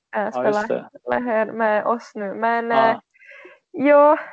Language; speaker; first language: Swedish; non-native, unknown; Czech